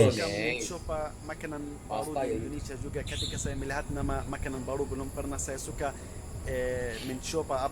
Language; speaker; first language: Indonesian; non-native, fluent; Arabic